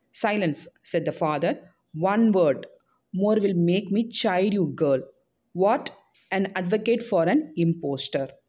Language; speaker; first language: English; non-native, local second language; Tamil